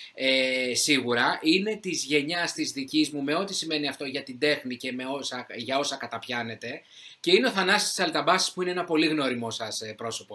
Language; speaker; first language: Greek; native; Greek